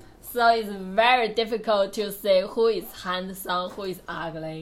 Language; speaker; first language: English; non-native, learner; Chinese